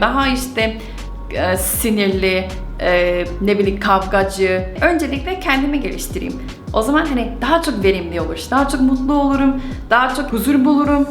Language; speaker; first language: Turkish; non-native, fluent; Korean